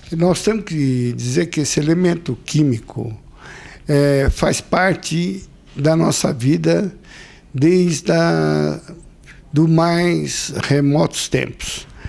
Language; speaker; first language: Portuguese; native; Portuguese